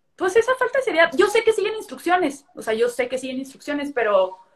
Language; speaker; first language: Spanish; native; Spanish